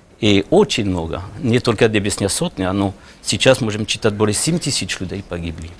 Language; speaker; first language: Russian; non-native, learner; French